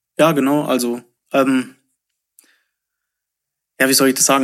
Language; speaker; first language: German; native; German